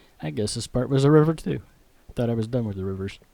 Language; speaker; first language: English; native; English